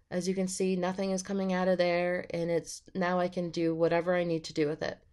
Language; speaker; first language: English; native; English